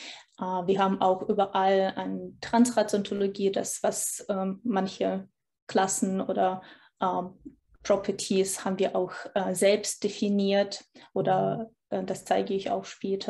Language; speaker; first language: German; non-native, fluent; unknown